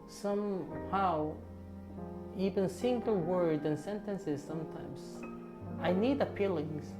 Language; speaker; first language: English; non-native, fluent; Korean